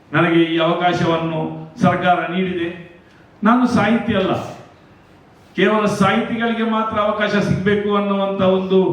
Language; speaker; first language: Kannada; non-native, local second language; Konkani